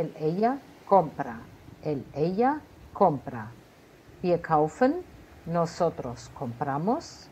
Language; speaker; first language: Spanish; non-native, fluent; German